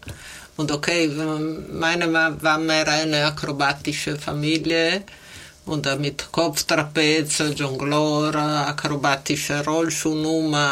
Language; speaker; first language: German; non-native, learner; Italian